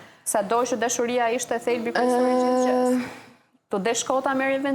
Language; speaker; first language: Albanian; native; Albanian